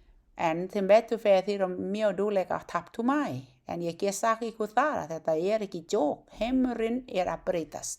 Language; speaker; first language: Icelandic; non-native, learner; Thai